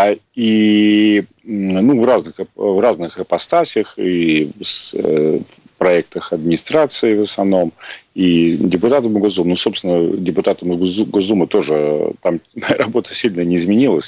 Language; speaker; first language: Russian; native; Russian